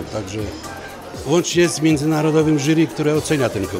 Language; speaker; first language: Polish; native; Polish